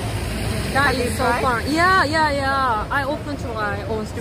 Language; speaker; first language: English; non-native, learner; Japanese